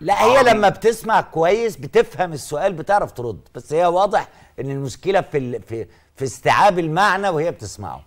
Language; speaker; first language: Arabic; native; Arabic